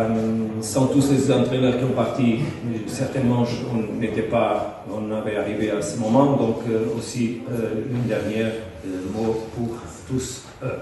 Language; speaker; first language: French; non-native, fluent; Portuguese